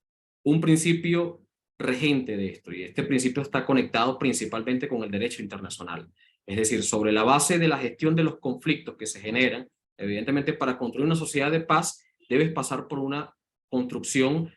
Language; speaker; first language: Spanish; native; Spanish